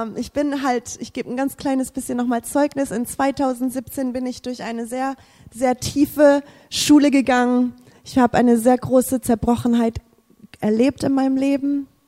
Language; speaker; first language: German; non-native, fluent; English